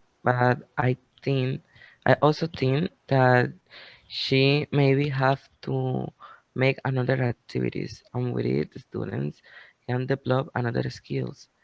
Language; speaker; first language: English; non-native, learner; Spanish